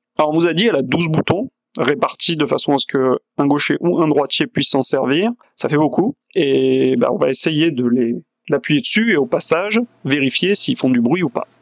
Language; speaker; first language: French; native; French